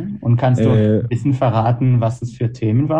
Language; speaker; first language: German; non-native, fluent; Hebrew